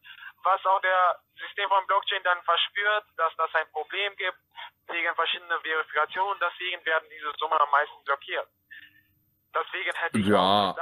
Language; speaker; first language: German; non-native, fluent; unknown